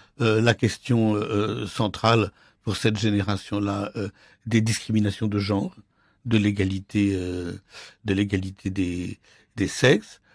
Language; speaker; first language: French; native; French